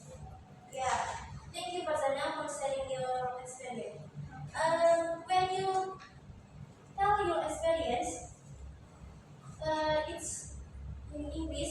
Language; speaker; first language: English; non-native, learner; Indonesian